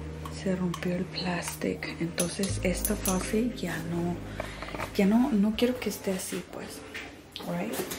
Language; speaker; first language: Spanish; early bilingual, heritage; Spanish